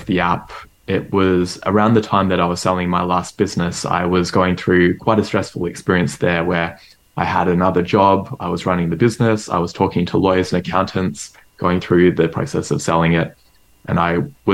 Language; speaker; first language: English; native; English